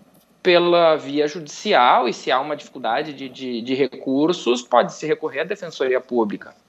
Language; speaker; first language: Portuguese; native; Portuguese